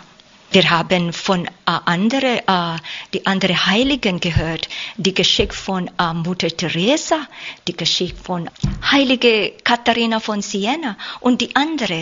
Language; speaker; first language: German; non-native, learner; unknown